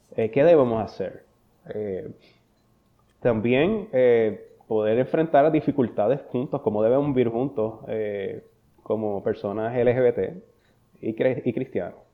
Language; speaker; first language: Spanish; native; Spanish